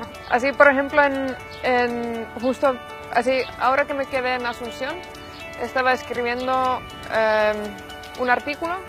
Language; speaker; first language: Spanish; non-native, fluent; Finnish